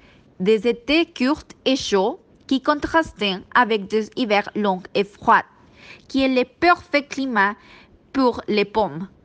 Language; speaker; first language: French; non-native, learner; Spanish